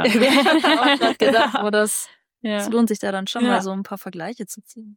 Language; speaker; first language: German; native; German